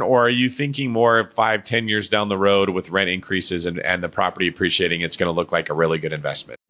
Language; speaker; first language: English; native; English